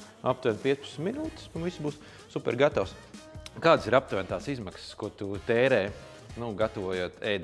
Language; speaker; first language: Latvian; native; Latvian